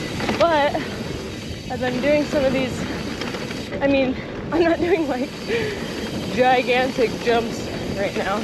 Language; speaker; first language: English; native; English